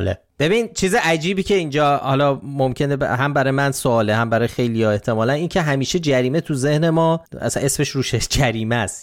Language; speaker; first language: Persian; native; Persian